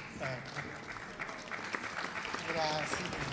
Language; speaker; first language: Italian; native; Italian